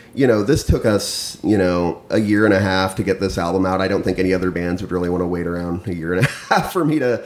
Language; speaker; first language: English; native; English